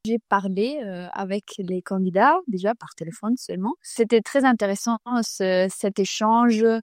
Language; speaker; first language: French; non-native, fluent; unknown